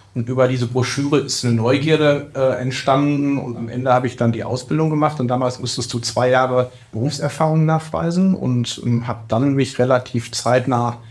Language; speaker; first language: German; native; German